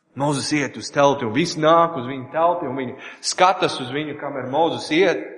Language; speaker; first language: Latvian; non-native, learner; English